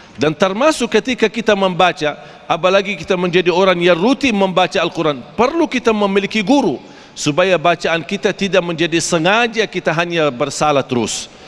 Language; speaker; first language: Malay; non-native, fluent; Arabic